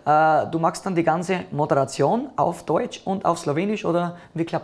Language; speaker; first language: German; native; German